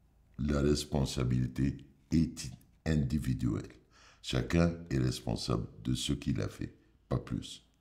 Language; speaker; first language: French; non-native, fluent; Arabic